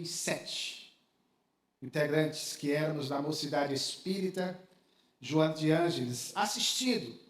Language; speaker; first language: Portuguese; native; Portuguese